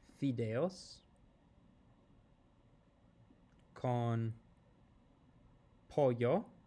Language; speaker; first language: Spanish; non-native, fluent; English